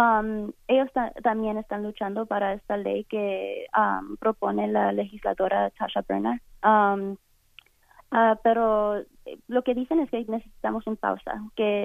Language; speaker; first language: Spanish; early bilingual, heritage; Spanish